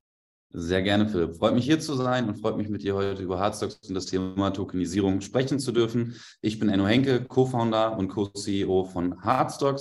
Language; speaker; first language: German; native; German